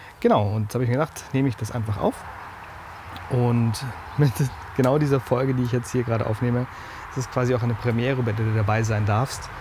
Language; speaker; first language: German; native; German